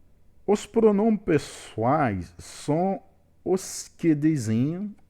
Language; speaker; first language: Portuguese; non-native, learner; Haitian Creole